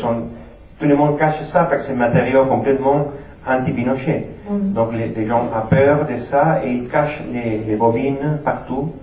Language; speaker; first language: French; non-native, fluent; Spanish